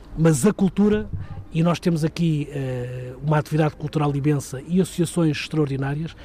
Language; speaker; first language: Portuguese; native; Portuguese